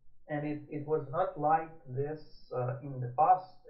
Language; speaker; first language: English; non-native, fluent; Russian